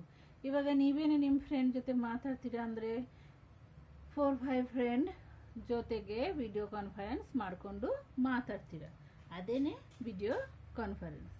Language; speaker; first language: Kannada; non-native, fluent; Hindi